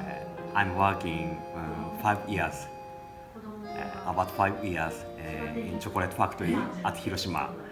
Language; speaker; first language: English; non-native, learner; Japanese